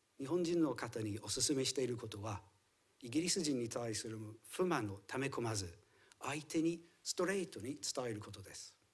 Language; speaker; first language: Japanese; non-native, fluent; English